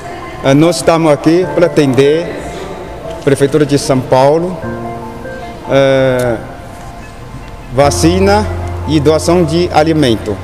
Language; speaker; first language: Portuguese; non-native, learner; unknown